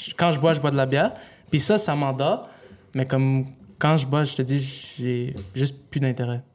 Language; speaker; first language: French; native; French